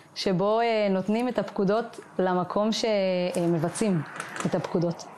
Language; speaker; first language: Hebrew; native; Hebrew